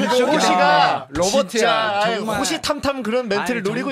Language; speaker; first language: Korean; native; Korean